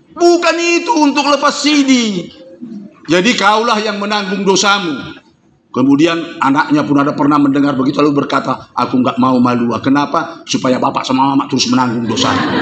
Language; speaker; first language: Indonesian; non-native, local second language; Batak Toba